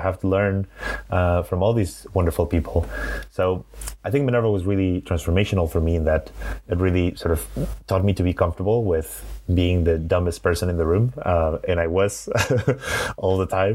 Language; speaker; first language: English; non-native, fluent; Spanish